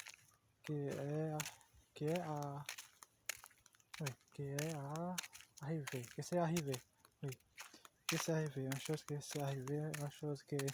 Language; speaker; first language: French; non-native, learner; Portuguese